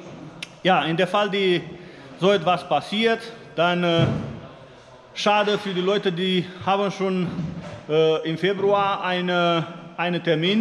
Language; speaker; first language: German; non-native, fluent; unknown